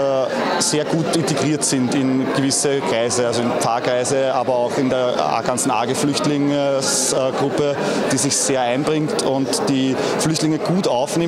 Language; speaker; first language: German; native; German